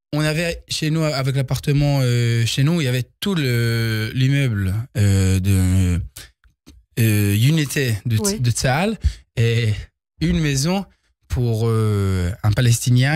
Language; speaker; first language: French; early bilingual, heritage; Hebrew